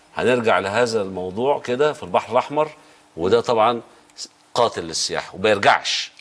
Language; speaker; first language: Arabic; native; Arabic